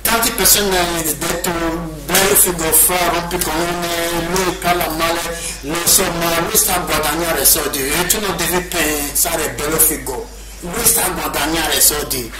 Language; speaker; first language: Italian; non-native, learner; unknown